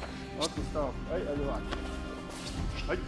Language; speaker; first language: French; non-native, learner; Japanese